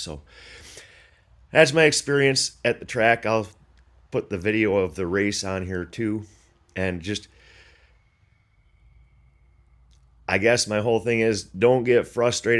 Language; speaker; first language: English; native; English